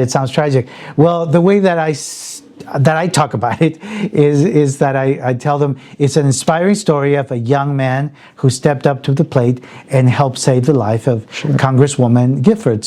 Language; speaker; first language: English; early bilingual, other home language; Spanish